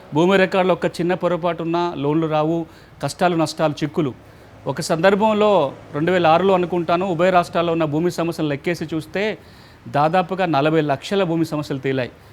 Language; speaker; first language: Telugu; native; Telugu